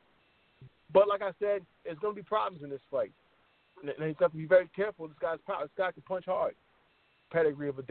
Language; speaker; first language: English; native; English